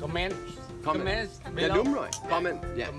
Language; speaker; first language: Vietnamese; non-native, learner; English